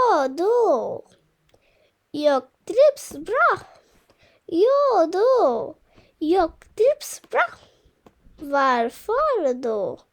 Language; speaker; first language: Swedish; non-native, fluent; Bangla